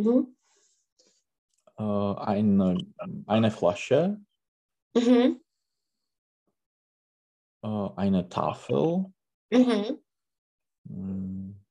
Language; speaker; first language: German; non-native, learner; Czech